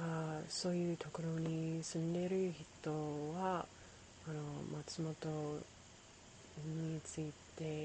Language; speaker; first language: Japanese; non-native, learner; English